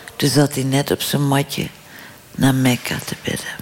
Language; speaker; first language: Dutch; native; Dutch